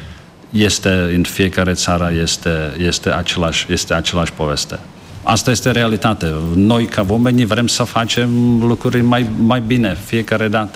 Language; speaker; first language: Romanian; non-native, learner; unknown